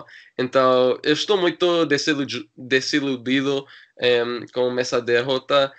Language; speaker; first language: Portuguese; non-native, learner; English